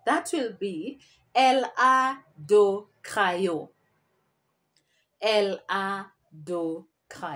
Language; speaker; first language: French; non-native, fluent; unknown